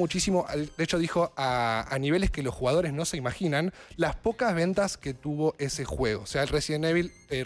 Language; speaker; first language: Spanish; native; Spanish